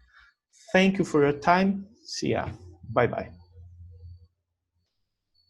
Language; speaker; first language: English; non-native, fluent; Portuguese